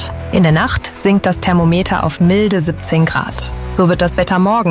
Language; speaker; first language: German; native; German